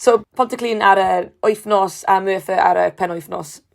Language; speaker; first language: Welsh; non-native, learner; English